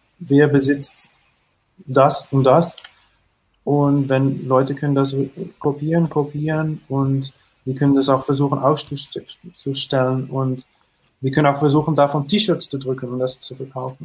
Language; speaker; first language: German; non-native, fluent; Dutch